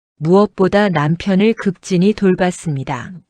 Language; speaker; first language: Korean; native; Korean